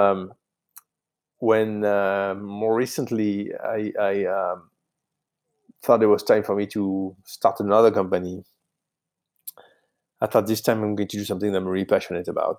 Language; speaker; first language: English; non-native, fluent; French